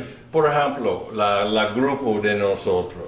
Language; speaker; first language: Spanish; non-native, learner; English